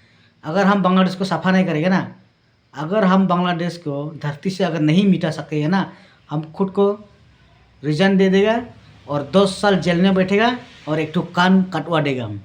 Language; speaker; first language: Hindi; non-native, local second language; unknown